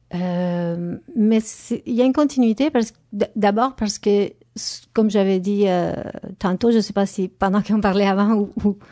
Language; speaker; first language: French; non-native, fluent; Spanish